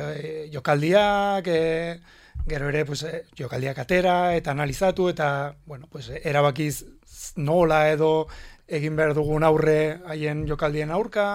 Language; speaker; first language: Basque; non-native, local second language; Spanish